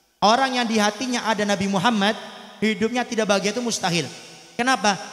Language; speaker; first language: Indonesian; native; Indonesian